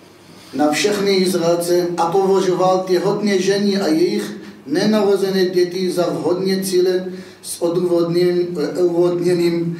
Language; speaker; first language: Czech; non-native, fluent; Hebrew